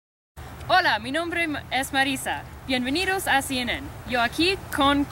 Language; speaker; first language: Spanish; non-native, learner; English